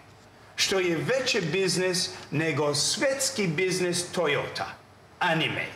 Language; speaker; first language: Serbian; non-native, learner; English